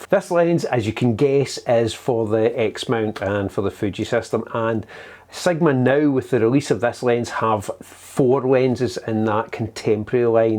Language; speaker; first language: English; native; English